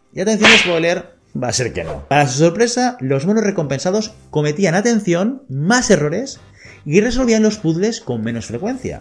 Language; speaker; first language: Spanish; native; Spanish